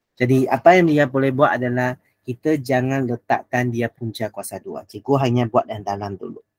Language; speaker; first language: Malay; non-native, local second language; Chinese